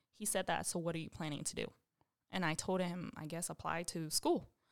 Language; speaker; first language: English; early bilingual, other home language; Vietnamese